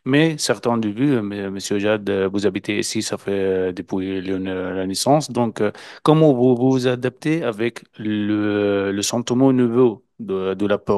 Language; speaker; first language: French; non-native, learner; Arabic